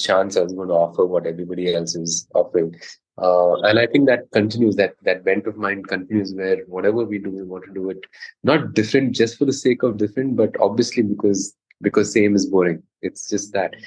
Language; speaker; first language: English; non-native, local second language; Konkani